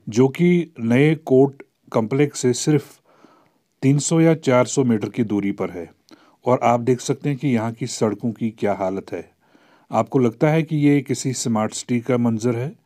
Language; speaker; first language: Urdu; non-native, local second language; Kashmiri